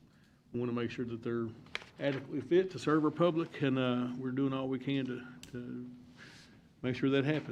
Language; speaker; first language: English; native; English